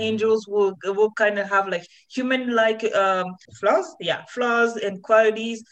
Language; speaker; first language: English; non-native, fluent; French